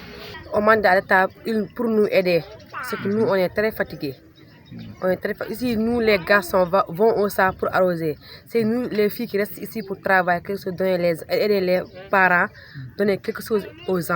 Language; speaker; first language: French; non-native, local second language; Wolof